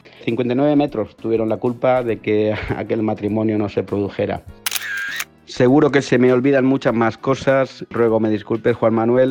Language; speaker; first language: Spanish; native; Spanish